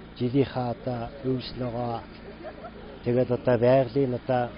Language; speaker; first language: Mongolian; native; Mongolian